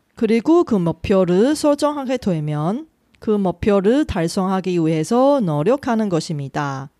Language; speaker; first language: Korean; non-native, fluent; Chinese